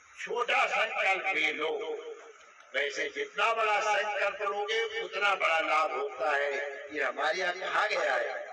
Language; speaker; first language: Hindi; native; Hindi